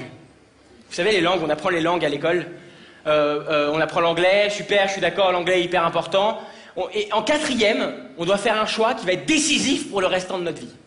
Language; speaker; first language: French; native; French